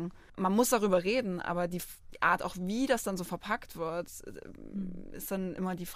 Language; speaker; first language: German; native; German